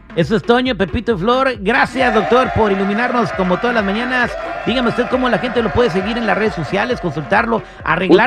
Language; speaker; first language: Spanish; native; Spanish